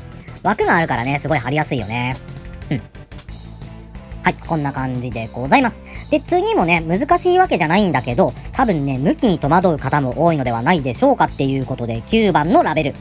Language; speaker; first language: Japanese; native; Japanese